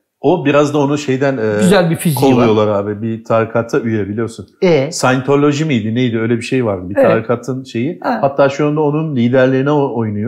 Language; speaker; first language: Turkish; native; Turkish